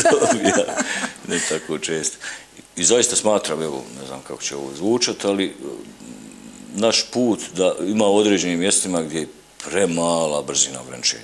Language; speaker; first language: Bosnian; native; Bosnian